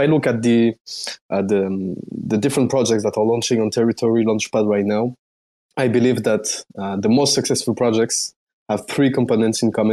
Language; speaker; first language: English; non-native, fluent; French